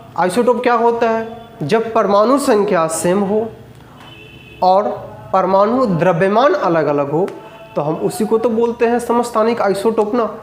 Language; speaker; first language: Hindi; native; Hindi